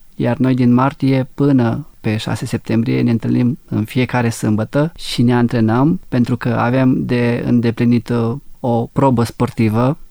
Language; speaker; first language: Romanian; native; Romanian